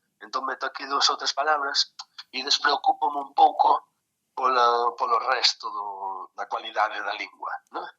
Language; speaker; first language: Galician; native; Galician